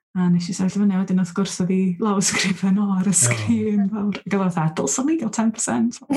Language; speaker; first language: Welsh; native; Welsh